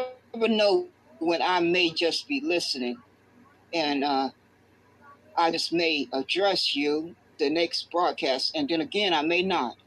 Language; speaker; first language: English; native; English